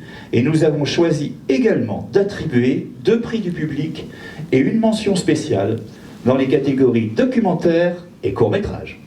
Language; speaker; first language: French; native; French